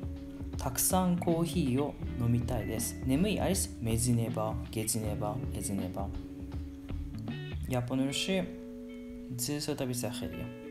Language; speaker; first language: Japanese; non-native, learner; Georgian